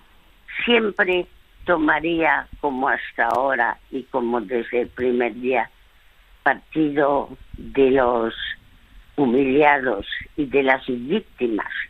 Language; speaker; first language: Spanish; early bilingual, other home language; French